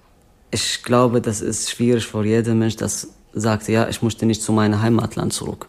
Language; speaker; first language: German; non-native, learner; Arabic